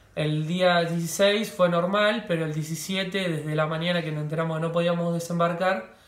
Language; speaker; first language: Spanish; native; Spanish